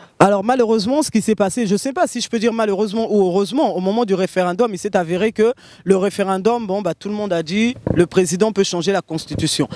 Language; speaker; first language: French; non-native, local second language; Lingala